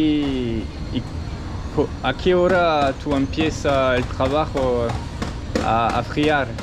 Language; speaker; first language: Spanish; non-native, learner; French